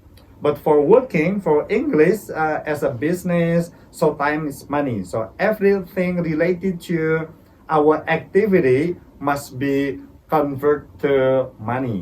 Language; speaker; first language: English; non-native, fluent; Indonesian